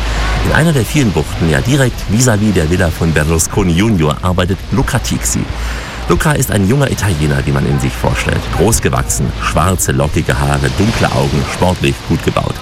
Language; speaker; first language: German; native; German